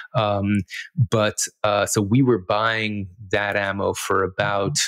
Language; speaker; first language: English; native; English